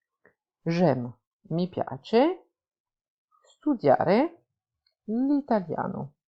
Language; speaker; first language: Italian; non-native, fluent; French